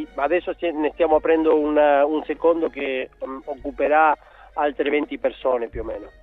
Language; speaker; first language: Italian; non-native, fluent; Spanish